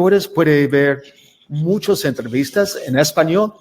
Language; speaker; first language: Spanish; non-native, learner; English